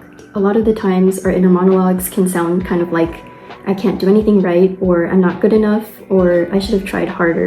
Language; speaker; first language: English; native; English